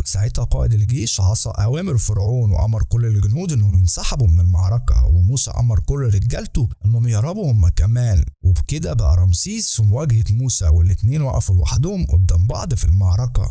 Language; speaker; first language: Arabic; native; Arabic